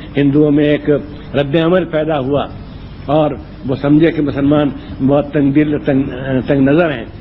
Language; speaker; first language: Urdu; native; Urdu